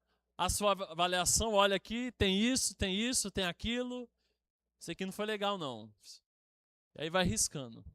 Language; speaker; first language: Portuguese; native; Portuguese